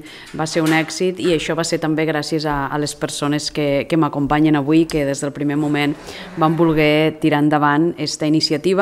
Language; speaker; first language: Catalan; native; Catalan